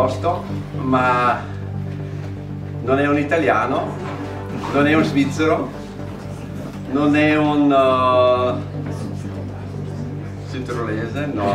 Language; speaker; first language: Italian; non-native, local second language; German